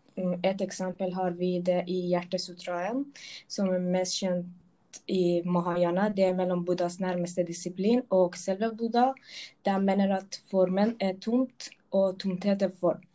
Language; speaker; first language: Norwegian; non-native, local second language; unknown